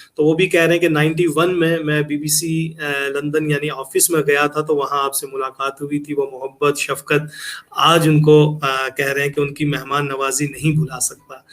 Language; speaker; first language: Urdu; native; Urdu